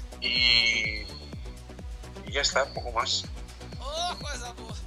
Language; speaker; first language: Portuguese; non-native, learner; Spanish